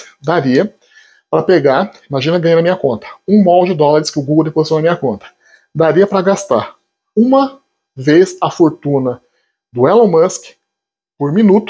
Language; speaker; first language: Portuguese; native; Portuguese